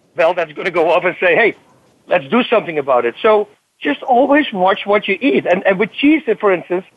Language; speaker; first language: English; non-native, fluent; Dutch